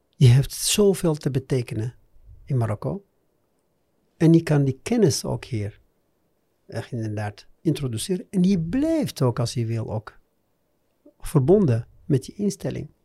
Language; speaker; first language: Dutch; non-native, fluent; Arabic